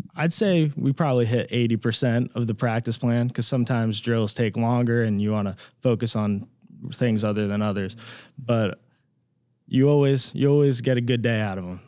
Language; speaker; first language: English; native; English